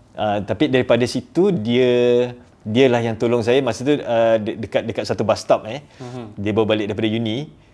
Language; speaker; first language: Malay; native; Malay